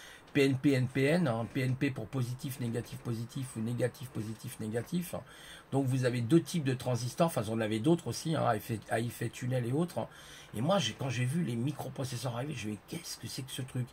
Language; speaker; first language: French; native; French